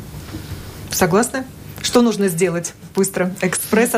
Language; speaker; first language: Russian; native; Russian